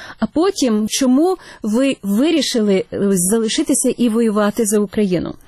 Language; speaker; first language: Ukrainian; native; Ukrainian